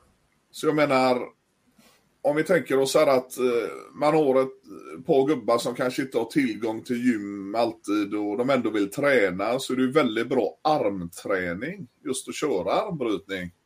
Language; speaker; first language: Swedish; native; Swedish